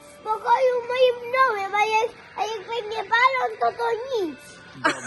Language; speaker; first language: Polish; early bilingual, heritage; Polish